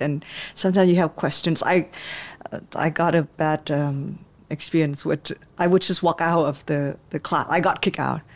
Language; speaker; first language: English; non-native, fluent; Vietnamese